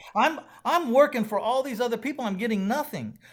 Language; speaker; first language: English; native; English